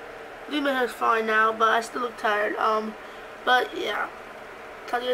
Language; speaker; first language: English; native; English